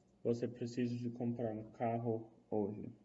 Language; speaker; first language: Portuguese; non-native, fluent; English